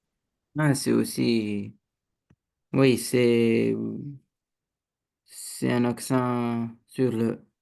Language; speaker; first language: French; non-native, learner; Romanian